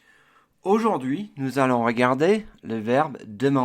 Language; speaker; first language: French; non-native, fluent; English